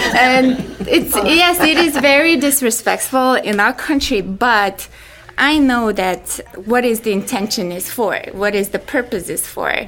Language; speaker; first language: English; non-native, fluent; Mongolian